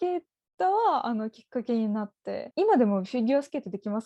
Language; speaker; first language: Japanese; non-native, fluent; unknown